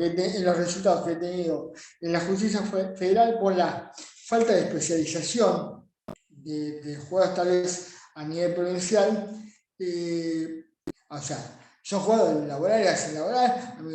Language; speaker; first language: Spanish; native; Spanish